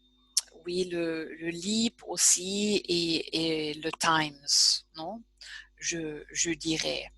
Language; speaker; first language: French; non-native, fluent; German